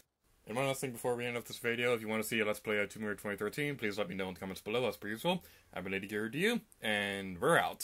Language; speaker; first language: English; native; English